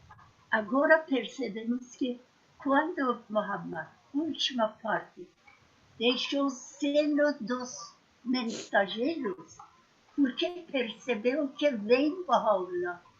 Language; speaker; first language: Portuguese; non-native, fluent; Persian